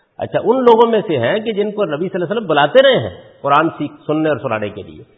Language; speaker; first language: Urdu; non-native, local second language; Punjabi